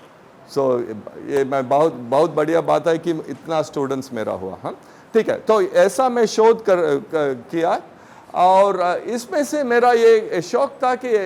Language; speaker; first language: Hindi; non-native, local second language; Tamil